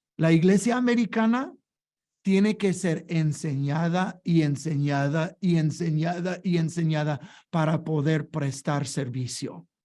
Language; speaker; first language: Spanish; non-native, fluent; English